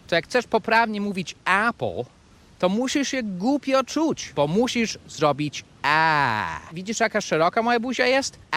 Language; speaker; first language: Polish; non-native, fluent; English